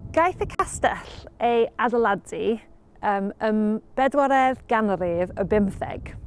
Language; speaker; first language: Welsh; non-native, learner; English